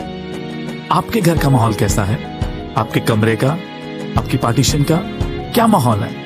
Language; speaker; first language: Urdu; native; Urdu